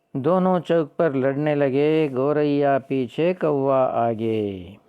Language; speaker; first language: Hindi; non-native, local second language; Kannada